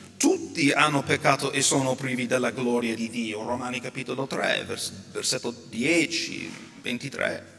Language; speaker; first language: Italian; non-native, fluent; English